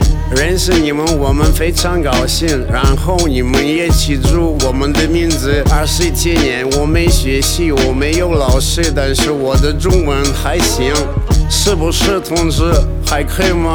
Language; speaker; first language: Chinese; non-native, learner; Russian